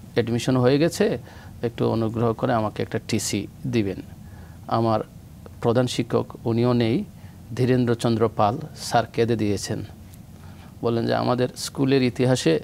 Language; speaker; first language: Bangla; native; Bangla